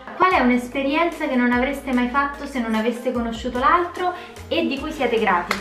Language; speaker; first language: Italian; native; Italian